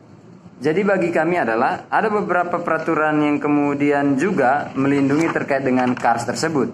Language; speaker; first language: Indonesian; native; Indonesian